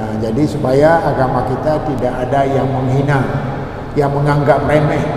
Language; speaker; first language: Malay; non-native, local second language; Achinese